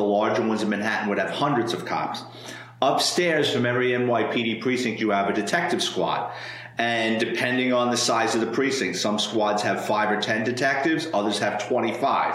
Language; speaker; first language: English; native; English